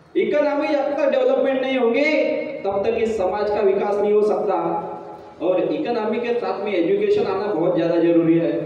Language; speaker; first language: Hindi; non-native, local second language; Marathi